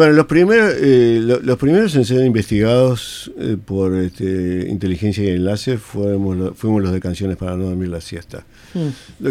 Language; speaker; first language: Spanish; native; Spanish